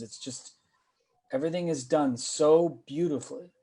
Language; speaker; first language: English; native; English